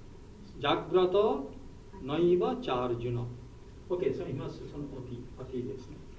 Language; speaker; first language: Japanese; non-native, learner; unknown